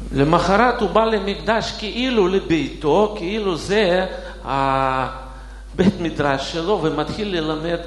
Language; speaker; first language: Hebrew; non-native, fluent; Russian